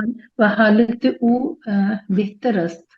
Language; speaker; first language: Persian; non-native, learner; Urdu